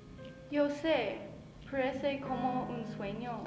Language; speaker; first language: Spanish; non-native, learner; English